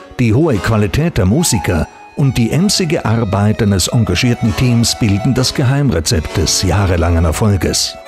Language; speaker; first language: German; native; German